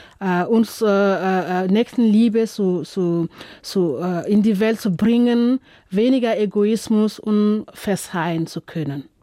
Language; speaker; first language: German; non-native, fluent; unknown